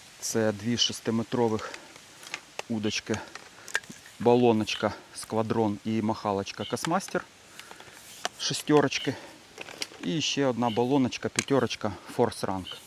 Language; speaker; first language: Ukrainian; native; Ukrainian